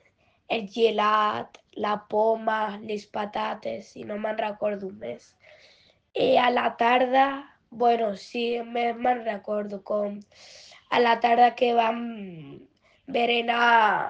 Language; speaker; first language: Catalan; non-native, local second language; Spanish